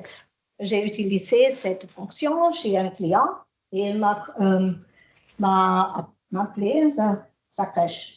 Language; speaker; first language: French; non-native, fluent; German